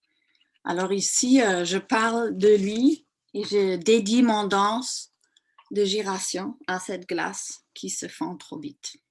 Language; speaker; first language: French; non-native, fluent; German